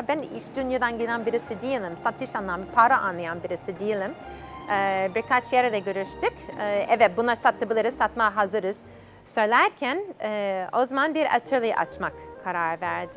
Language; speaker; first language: Turkish; non-native, fluent; English